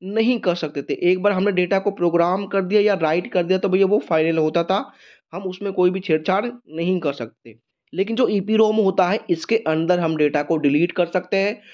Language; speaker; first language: Hindi; native; Hindi